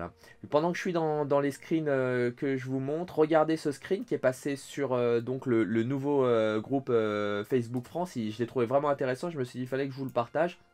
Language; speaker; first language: French; native; French